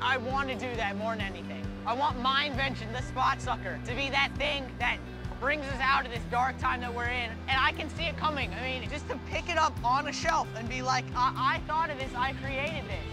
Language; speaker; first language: English; native; English